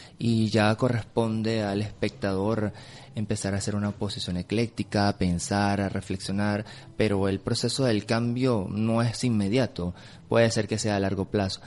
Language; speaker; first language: Spanish; native; Spanish